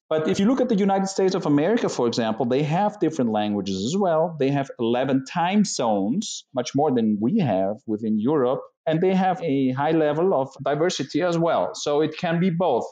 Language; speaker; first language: English; non-native, fluent; German